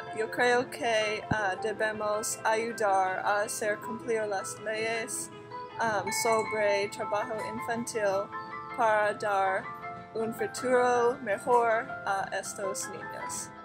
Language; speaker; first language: Spanish; non-native, learner; English